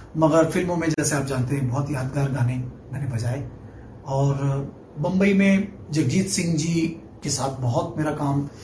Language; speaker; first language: Hindi; non-native, local second language; Bangla